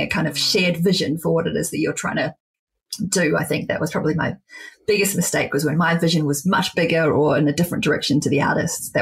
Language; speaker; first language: English; native; English